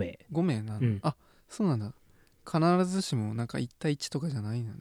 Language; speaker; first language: Japanese; native; Japanese